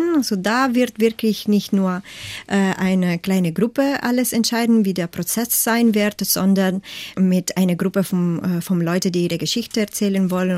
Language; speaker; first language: German; non-native, fluent; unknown